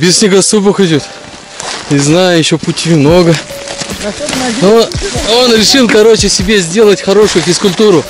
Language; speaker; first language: Russian; native; Russian